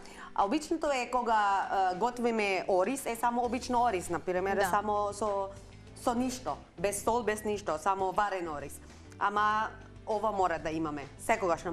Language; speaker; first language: Macedonian; non-native, learner; Filipino